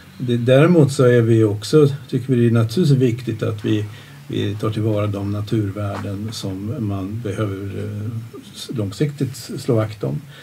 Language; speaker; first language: Swedish; native; Swedish